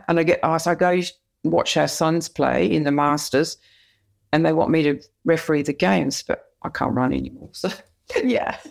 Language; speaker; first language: English; native; English